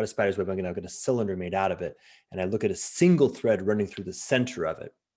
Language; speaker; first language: English; native; English